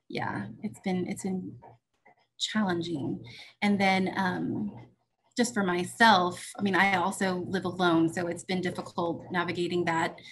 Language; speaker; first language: English; native; English